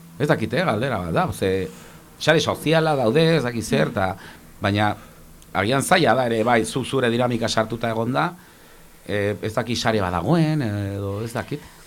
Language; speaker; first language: Basque; non-native, local second language; Spanish